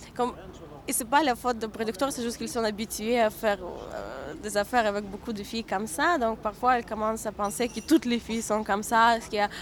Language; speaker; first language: French; non-native, fluent; Russian